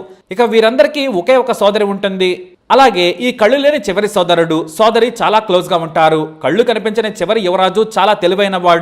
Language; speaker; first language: Telugu; native; Telugu